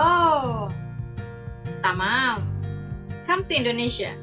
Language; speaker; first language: English; non-native, learner; Indonesian